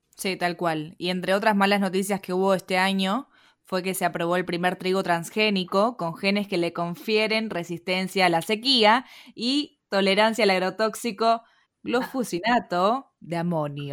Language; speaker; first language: Spanish; native; Spanish